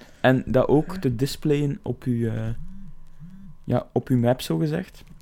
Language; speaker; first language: Dutch; native; Dutch